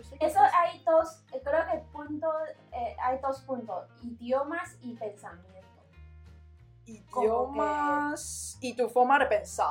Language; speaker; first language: Spanish; non-native, learner; Chinese